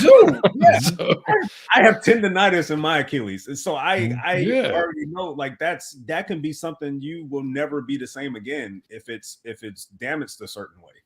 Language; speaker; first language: English; native; English